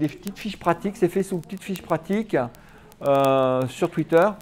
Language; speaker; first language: French; native; French